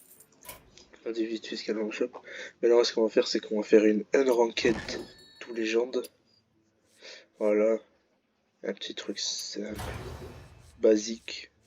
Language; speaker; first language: French; native; French